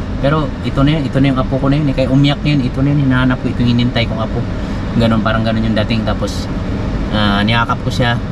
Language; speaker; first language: Filipino; non-native, local second language; Cebuano